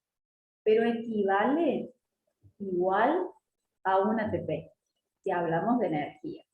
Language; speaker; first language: Spanish; native; Spanish